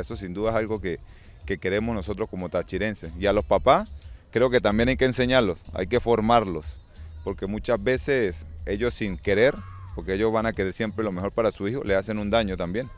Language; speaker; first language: Spanish; native; Spanish